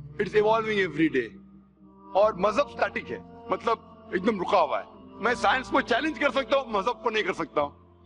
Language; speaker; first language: Hindi; non-native, local second language; Konkani